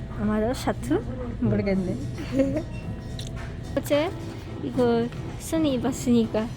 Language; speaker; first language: Korean; non-native, learner; Polish